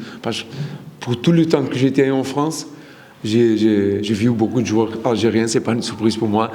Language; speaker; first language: French; non-native, learner; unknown